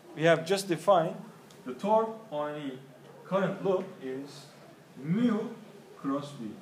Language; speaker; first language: English; non-native, fluent; Turkish